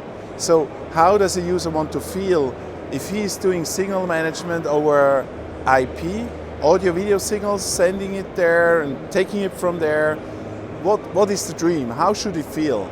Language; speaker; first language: English; non-native, fluent; German